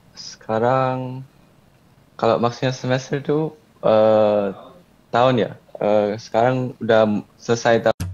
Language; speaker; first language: Indonesian; early bilingual, heritage; Indonesian